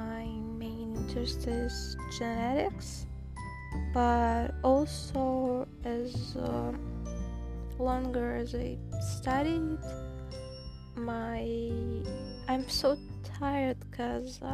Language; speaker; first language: English; non-native, fluent; Russian